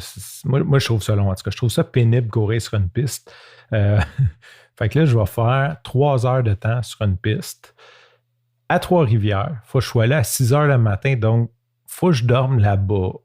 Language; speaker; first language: French; native; French